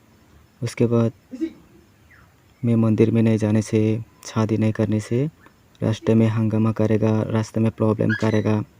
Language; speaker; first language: Hindi; non-native, local second language; Kok Borok